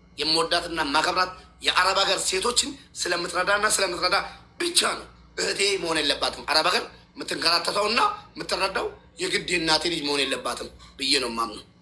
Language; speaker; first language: Amharic; native; Amharic